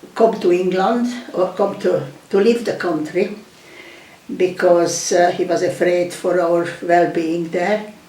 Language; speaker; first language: English; non-native, fluent; Hungarian